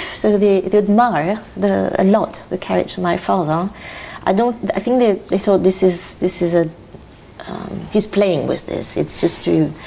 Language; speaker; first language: English; non-native, fluent; French